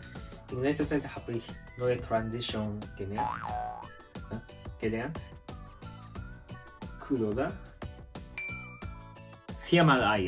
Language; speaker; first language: German; non-native, learner; Japanese